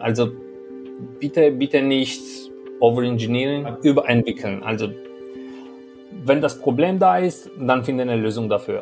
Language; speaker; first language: German; non-native, fluent; Albanian